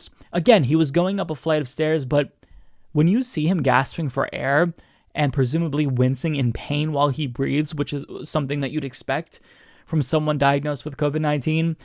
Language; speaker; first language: English; native; English